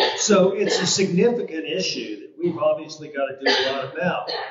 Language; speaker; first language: English; native; English